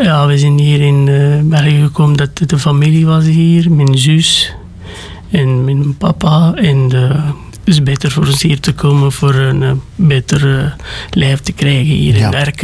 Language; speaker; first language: Dutch; non-native, learner; Romanian